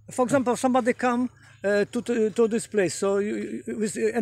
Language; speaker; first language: English; non-native, learner; Polish